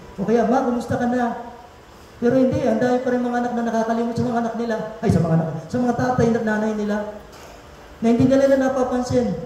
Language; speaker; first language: Filipino; non-native, local second language; Pampanga